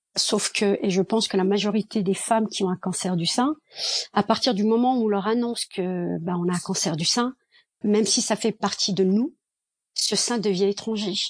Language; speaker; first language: French; early bilingual, other home language; Kabyle